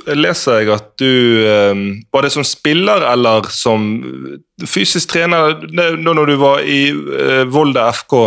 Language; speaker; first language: Norwegian; native; Norwegian